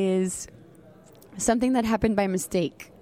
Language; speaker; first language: English; non-native, fluent; Spanish